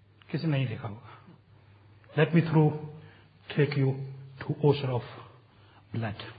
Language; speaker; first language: English; non-native, learner; Urdu